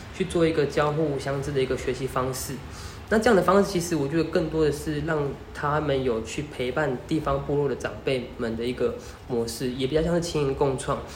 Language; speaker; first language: Chinese; native; Chinese